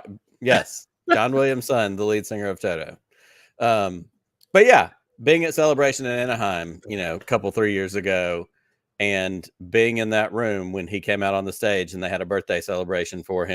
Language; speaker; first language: English; native; English